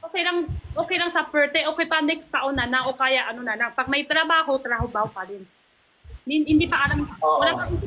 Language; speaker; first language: Filipino; non-native, learner; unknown